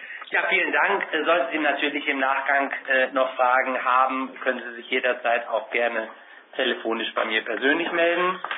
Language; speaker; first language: German; native; German